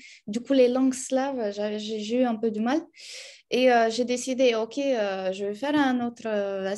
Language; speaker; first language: French; non-native, fluent; Romanian